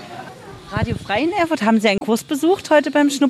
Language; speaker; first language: German; native; German